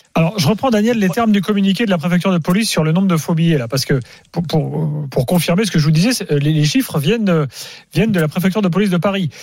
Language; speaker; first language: French; native; French